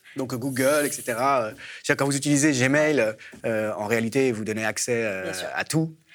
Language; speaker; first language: French; native; French